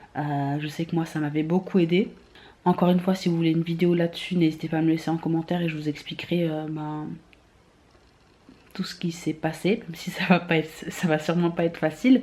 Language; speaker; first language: French; native; French